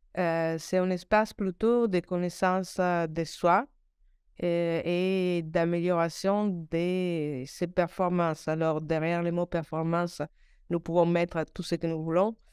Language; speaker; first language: French; non-native, fluent; Italian